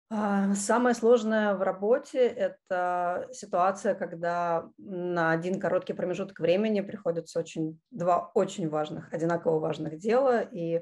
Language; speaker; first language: Russian; native; Russian